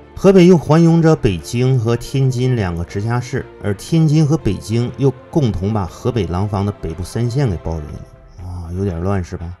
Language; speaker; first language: Chinese; native; Chinese